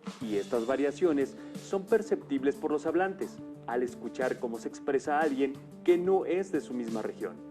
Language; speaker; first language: Spanish; native; Spanish